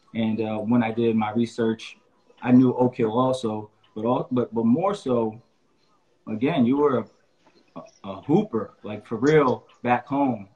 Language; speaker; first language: English; native; English